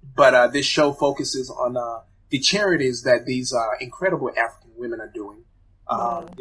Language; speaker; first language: English; early bilingual, other home language; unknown